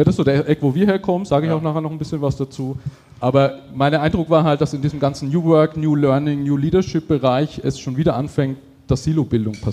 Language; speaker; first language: German; native; German